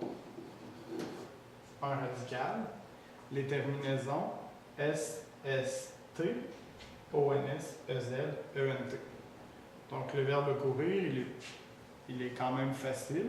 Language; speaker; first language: French; native; French